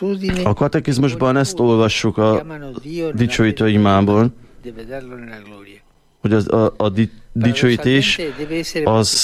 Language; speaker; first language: Hungarian; native; Hungarian